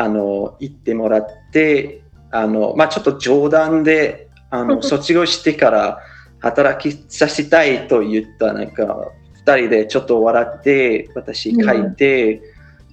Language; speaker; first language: Japanese; non-native, fluent; English